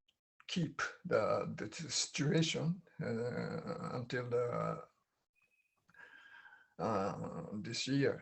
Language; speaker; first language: English; non-native, learner; Japanese